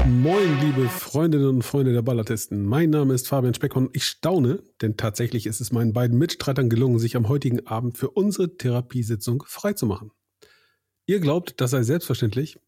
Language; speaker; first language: German; native; German